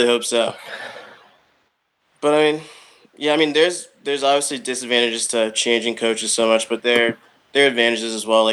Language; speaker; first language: English; native; English